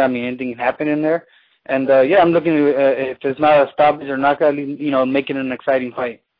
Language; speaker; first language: English; early bilingual, other home language; Spanish